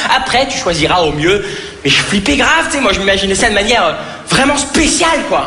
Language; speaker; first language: French; native; French